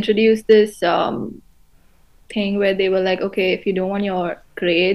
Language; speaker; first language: English; non-native, local second language; Hindi